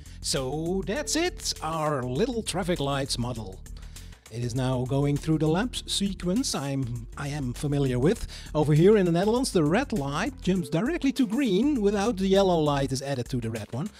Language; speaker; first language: English; non-native, fluent; Dutch